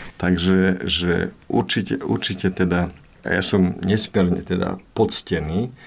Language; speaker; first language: Slovak; native; Slovak